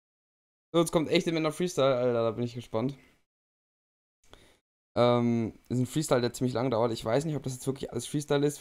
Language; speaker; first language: German; native; German